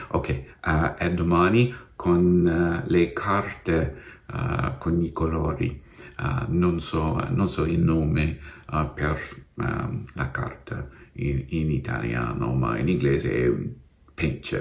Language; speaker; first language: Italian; non-native, learner; English